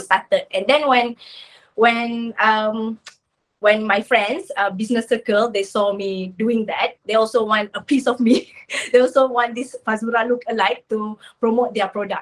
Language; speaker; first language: English; non-native, local second language; Malay